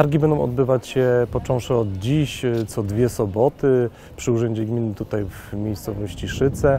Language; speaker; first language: Polish; native; Polish